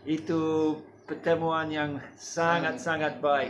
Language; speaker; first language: Indonesian; non-native, fluent; English